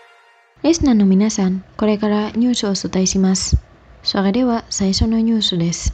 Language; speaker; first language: Japanese; non-native, fluent; Indonesian